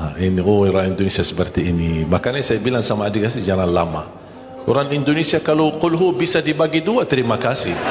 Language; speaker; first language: Malay; non-native, fluent; Arabic